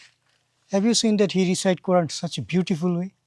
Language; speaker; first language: English; non-native, learner; Bangla